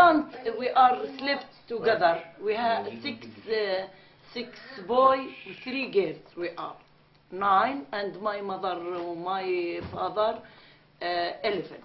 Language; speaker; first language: English; non-native, learner; Arabic